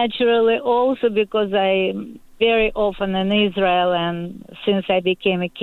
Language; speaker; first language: English; non-native, learner; Russian